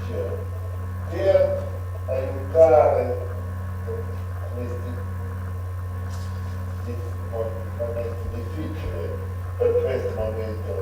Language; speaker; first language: Italian; non-native, learner; Russian